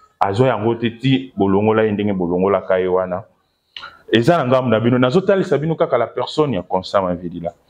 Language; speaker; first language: Lingala; non-native, local second language; Kongo